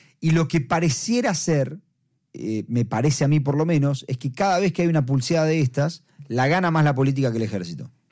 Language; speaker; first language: Spanish; native; Spanish